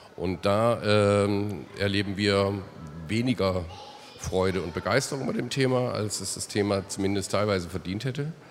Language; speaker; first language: German; native; German